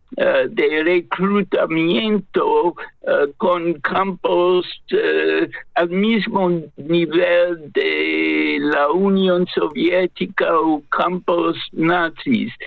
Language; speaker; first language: Spanish; non-native, fluent; English